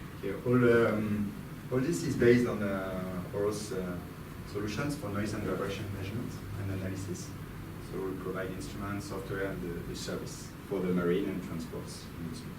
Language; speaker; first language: English; non-native, fluent; French